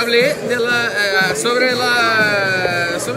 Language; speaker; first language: Spanish; non-native, learner; Portuguese